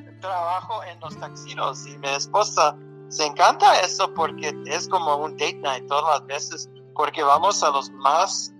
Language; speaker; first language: Spanish; early bilingual, heritage; Spanish